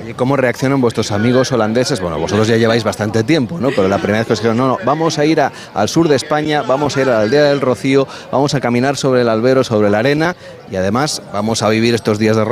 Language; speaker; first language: Spanish; native; Spanish